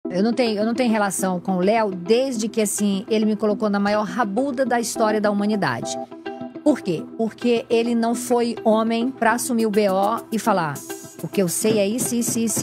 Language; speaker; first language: Portuguese; native; Portuguese